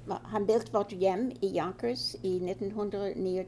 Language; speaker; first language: Norwegian; early bilingual, heritage; Norwegian